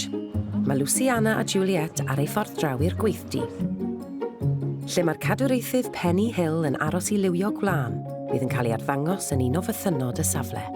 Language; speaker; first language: Welsh; native; Welsh